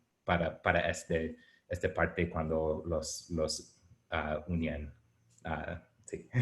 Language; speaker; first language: Spanish; non-native, learner; English